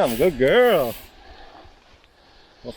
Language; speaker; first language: English; native; English